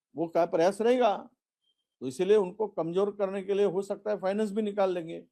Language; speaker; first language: Hindi; non-native, local second language; Marathi